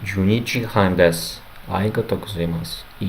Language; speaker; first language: Japanese; non-native, learner; Ukrainian